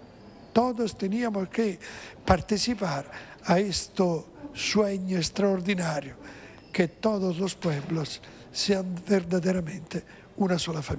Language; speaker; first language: Spanish; non-native, fluent; Italian